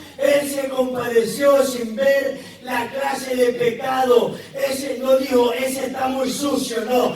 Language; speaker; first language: Spanish; native; Spanish